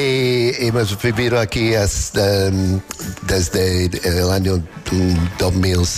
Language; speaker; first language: Spanish; non-native, learner; English